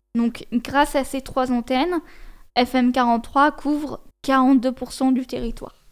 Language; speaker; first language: French; native; French